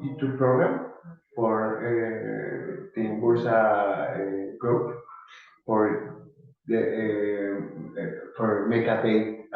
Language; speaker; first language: English; non-native, learner; Spanish